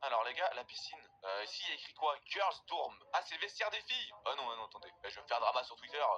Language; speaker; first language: French; native; French